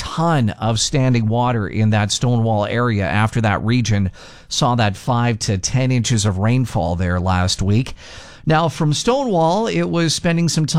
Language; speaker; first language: English; native; English